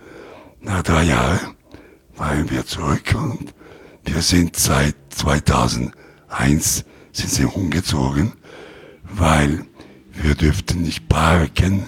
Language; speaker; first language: German; non-native, learner; Italian